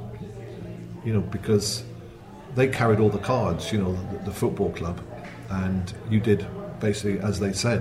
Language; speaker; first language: English; native; English